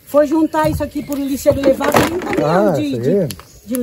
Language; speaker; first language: Portuguese; native; Portuguese